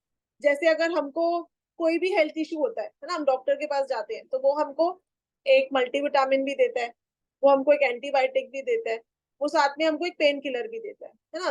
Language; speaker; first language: Hindi; native; Hindi